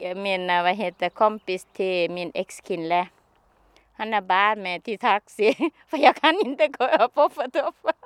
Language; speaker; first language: Swedish; non-native, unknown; Thai